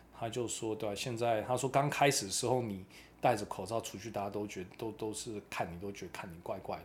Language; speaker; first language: Chinese; early bilingual, heritage; Chinese